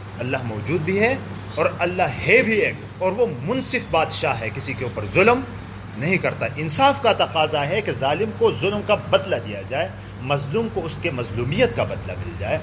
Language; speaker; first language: Urdu; non-native, local second language; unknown